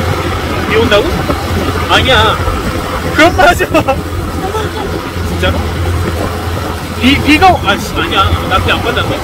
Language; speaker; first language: Korean; native; Korean